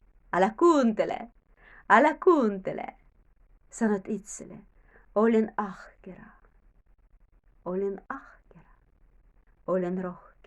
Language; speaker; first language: Finnish; non-native, learner; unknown